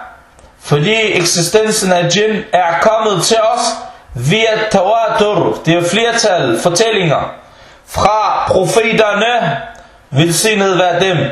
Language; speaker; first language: Danish; early bilingual, other home language; Arabic